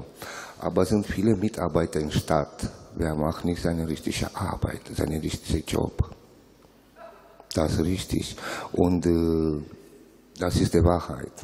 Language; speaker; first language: German; non-native, learner; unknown